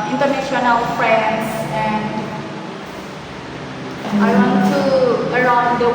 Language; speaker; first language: English; non-native, learner; Indonesian